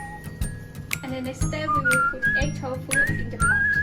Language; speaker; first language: English; non-native, learner; Thai